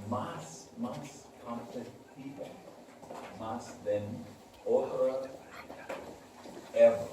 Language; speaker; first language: Spanish; non-native, learner; English